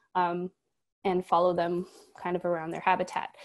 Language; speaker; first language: English; native; English